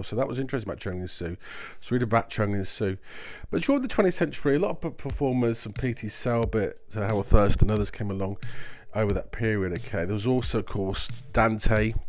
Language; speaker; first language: English; native; English